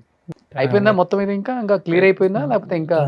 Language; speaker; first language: Telugu; native; Telugu